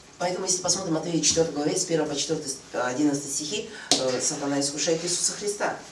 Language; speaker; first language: Russian; non-native, fluent; Korean